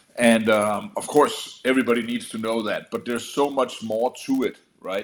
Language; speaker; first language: English; non-native, fluent; Danish